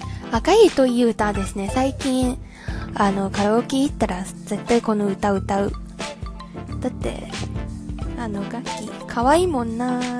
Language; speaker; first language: Japanese; non-native, learner; Cantonese